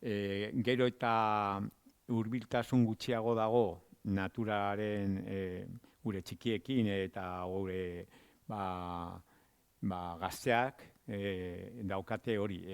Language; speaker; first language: Basque; non-native, local second language; Spanish